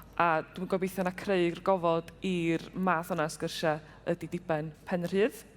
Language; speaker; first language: Welsh; native; Welsh